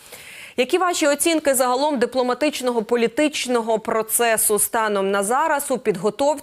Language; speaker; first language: Ukrainian; native; Ukrainian